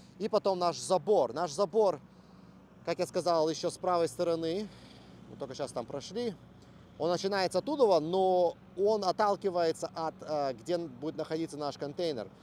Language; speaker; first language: Russian; early bilingual, heritage; Russian